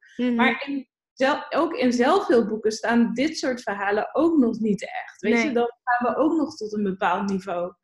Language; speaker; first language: Dutch; native; Dutch